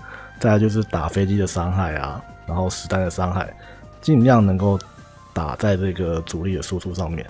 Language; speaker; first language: Chinese; native; Chinese